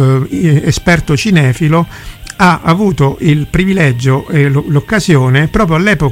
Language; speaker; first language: Italian; native; Italian